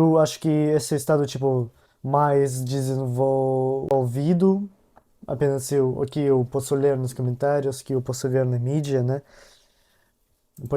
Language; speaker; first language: Portuguese; non-native, learner; Russian